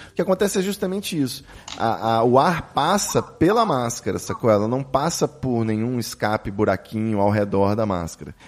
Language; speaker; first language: Portuguese; native; Portuguese